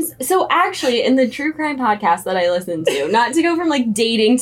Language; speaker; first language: English; native; English